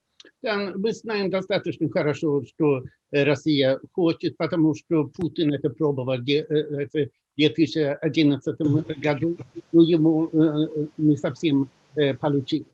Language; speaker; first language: Russian; non-native, fluent; Swedish